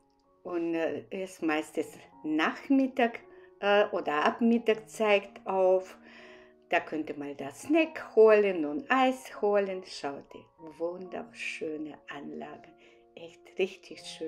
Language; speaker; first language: German; non-native, fluent; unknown